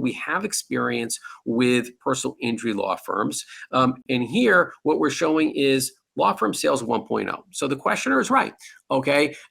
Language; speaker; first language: English; native; English